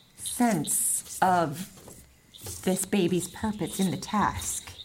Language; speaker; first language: English; native; English